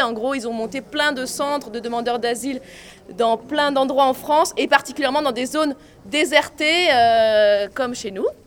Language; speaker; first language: French; native; French